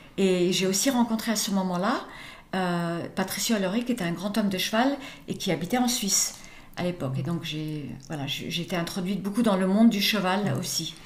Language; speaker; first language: French; early bilingual, other home language; English